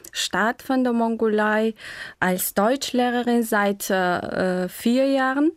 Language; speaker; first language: German; non-native, fluent; Mongolian